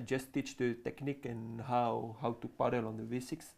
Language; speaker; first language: English; non-native, learner; French